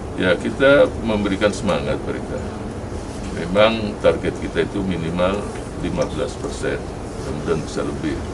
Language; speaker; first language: Indonesian; native; Indonesian